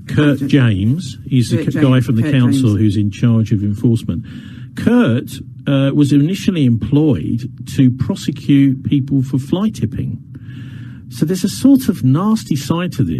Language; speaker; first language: English; native; English